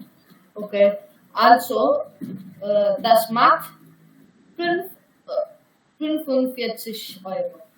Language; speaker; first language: German; non-native, learner; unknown